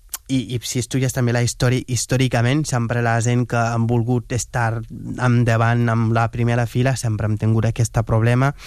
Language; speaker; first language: Catalan; non-native, fluent; Wolof